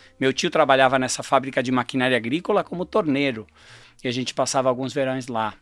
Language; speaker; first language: Portuguese; early bilingual, other home language; Spanish